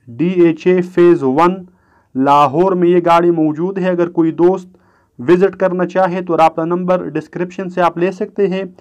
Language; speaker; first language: Urdu; non-native, local second language; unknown